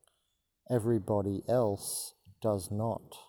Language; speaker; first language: English; native; English